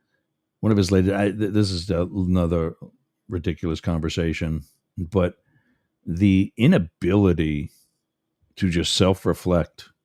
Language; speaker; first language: English; native; English